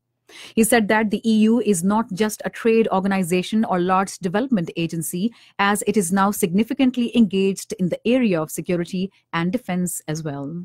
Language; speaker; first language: English; non-native, local second language; Urdu